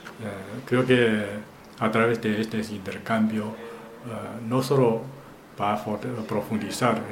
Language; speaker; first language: Spanish; non-native, fluent; Chinese